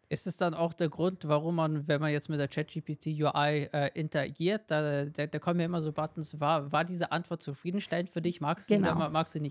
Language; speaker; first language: German; native; German